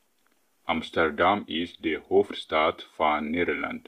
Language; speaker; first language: Dutch; non-native, fluent; Tigrinya